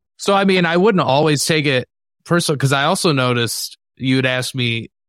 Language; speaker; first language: English; native; English